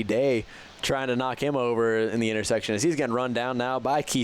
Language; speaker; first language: English; native; English